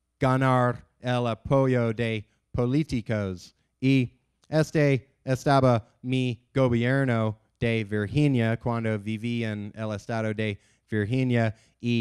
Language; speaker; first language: Spanish; non-native, learner; English